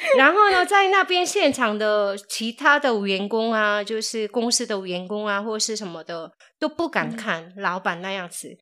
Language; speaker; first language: Chinese; non-native, fluent; Korean